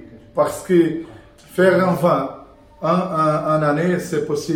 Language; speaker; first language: French; non-native, learner; Portuguese